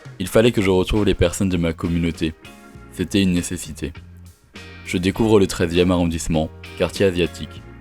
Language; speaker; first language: French; native; French